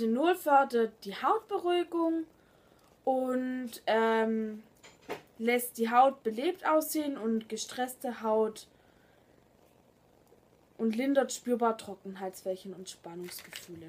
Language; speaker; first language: German; native; German